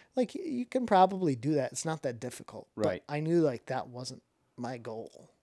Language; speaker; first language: English; native; English